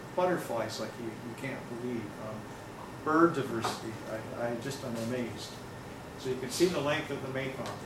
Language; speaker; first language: English; native; English